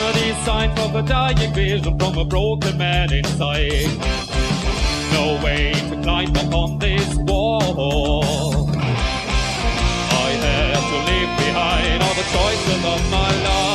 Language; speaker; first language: English; non-native, fluent; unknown